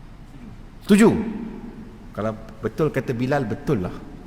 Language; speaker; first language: Malay; native; Malay